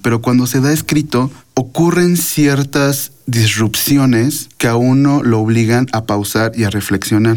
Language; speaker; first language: Spanish; native; Spanish